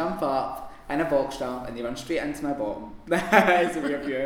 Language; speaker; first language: English; native; English